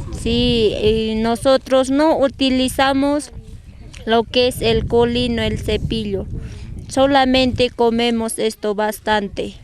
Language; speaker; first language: Spanish; non-native, local second language; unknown